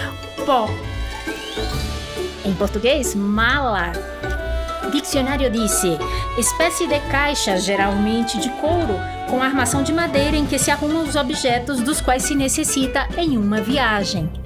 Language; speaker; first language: Portuguese; non-native, fluent; Spanish